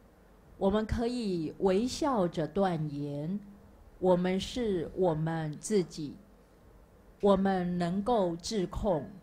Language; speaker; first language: Chinese; native; Chinese